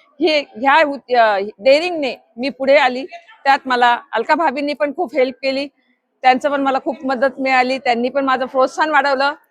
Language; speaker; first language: Marathi; non-native, local second language; Marwari